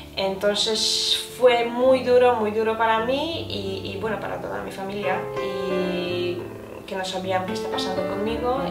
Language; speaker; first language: Spanish; non-native, fluent; Polish